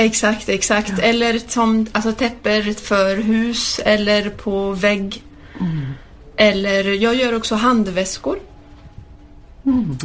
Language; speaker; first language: Swedish; early bilingual, heritage; Swedish